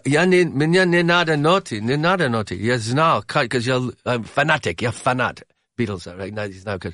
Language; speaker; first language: Russian; non-native, learner; English